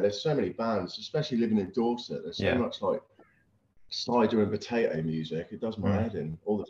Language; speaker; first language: English; native; English